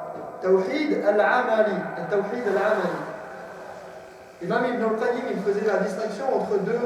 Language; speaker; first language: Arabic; non-native, fluent; French